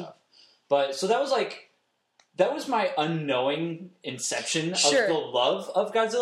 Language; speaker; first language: English; native; English